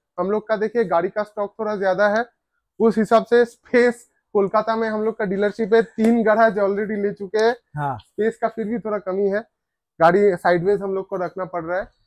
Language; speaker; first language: Hindi; non-native, local second language; Bangla